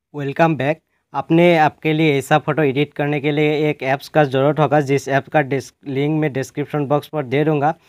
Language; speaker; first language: Hindi; non-native, local second language; Assamese